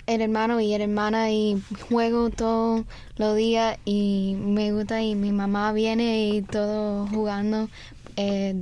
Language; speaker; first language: Spanish; early bilingual, heritage; Spanish